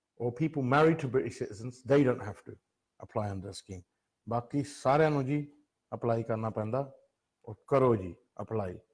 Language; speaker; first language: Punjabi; early bilingual, heritage; Punjabi